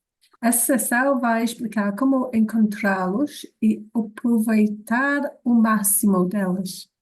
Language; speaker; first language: Portuguese; non-native, learner; English